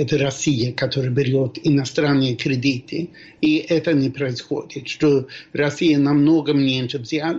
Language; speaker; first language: Russian; non-native, fluent; Swedish